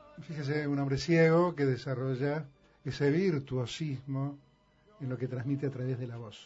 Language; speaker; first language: Spanish; native; Spanish